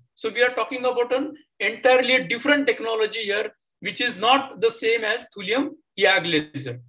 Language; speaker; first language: English; non-native, local second language; Marathi